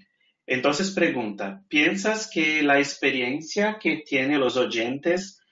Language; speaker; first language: Spanish; non-native, fluent; Portuguese